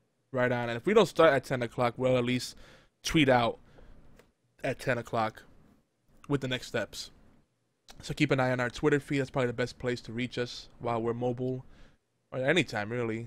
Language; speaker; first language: English; native; English